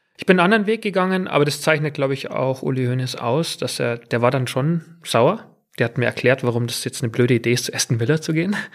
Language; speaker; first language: German; native; German